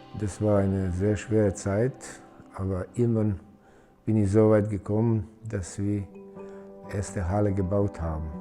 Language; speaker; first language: German; non-native, fluent; Serbian